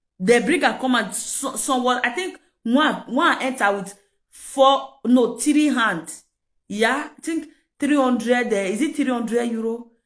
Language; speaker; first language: Nigerian Pidgin; non-native, local second language; Yoruba